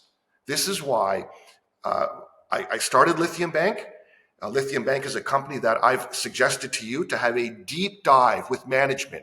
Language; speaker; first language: English; native; English